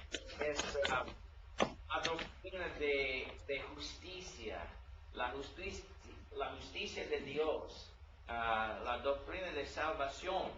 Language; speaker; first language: Spanish; non-native, learner; English